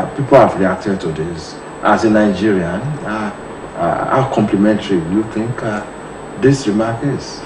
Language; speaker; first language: English; non-native, local second language; Yoruba